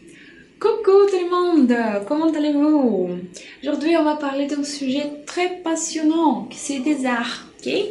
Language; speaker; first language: French; non-native, fluent; Portuguese